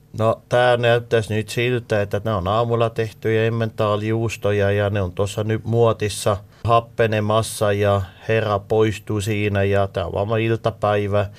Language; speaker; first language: Finnish; non-native, fluent; Swiss German